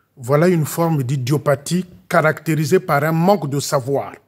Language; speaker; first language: French; non-native, local second language; Lingala